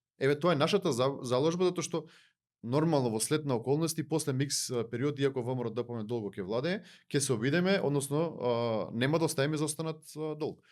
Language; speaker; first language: Macedonian; native; Macedonian